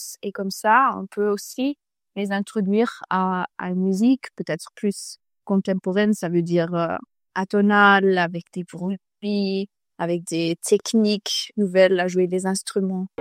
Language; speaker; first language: French; non-native, fluent; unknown